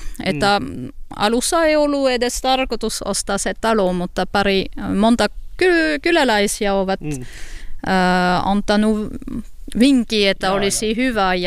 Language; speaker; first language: Finnish; non-native, learner; French